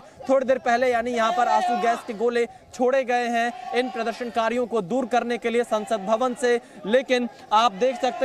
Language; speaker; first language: Hindi; native; Hindi